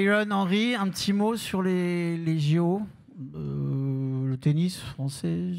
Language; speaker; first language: French; native; French